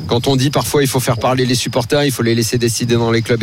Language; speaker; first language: French; native; French